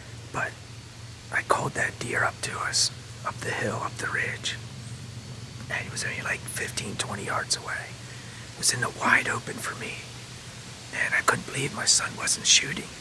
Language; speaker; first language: English; native; English